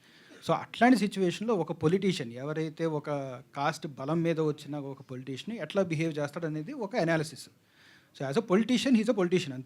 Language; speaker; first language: Telugu; native; Telugu